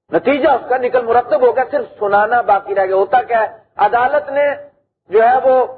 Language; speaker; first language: Urdu; non-native, local second language; Punjabi